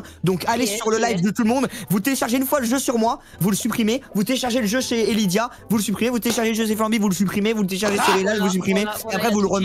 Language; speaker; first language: French; native; French